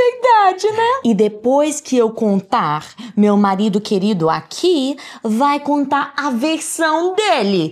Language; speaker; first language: Portuguese; non-native, fluent; English